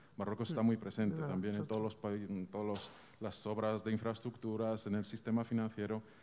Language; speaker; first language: Spanish; non-native, fluent; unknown